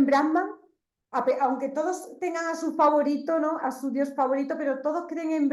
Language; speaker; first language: Spanish; native; Spanish